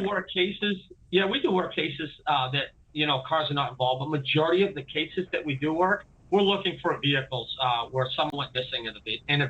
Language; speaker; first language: English; native; English